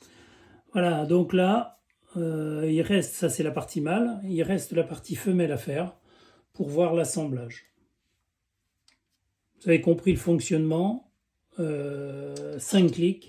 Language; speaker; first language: French; native; French